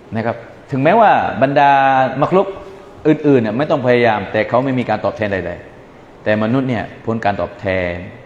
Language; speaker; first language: Thai; non-native, local second language; Malay